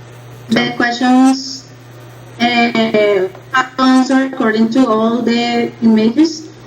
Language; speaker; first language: English; non-native, learner; Spanish